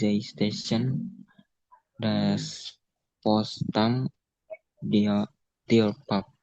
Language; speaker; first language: German; non-native, learner; Indonesian